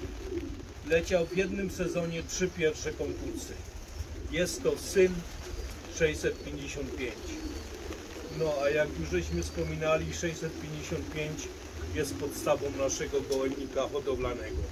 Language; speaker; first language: Polish; native; Polish